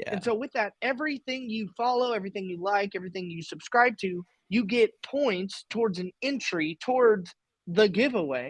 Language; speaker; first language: English; native; English